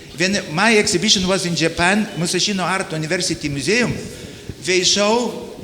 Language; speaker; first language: English; non-native, learner; Lithuanian